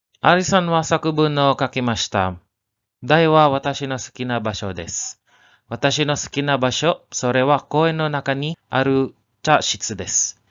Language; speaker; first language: Japanese; non-native, learner; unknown